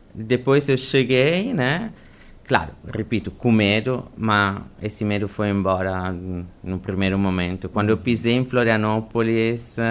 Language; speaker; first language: Portuguese; non-native, fluent; Italian